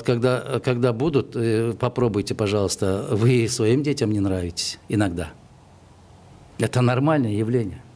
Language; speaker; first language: Russian; non-native, local second language; Kyrgyz